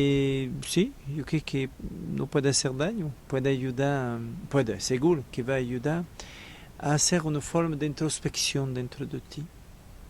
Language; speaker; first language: Spanish; non-native, learner; French